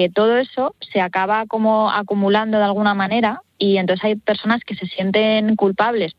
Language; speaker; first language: Spanish; native; Spanish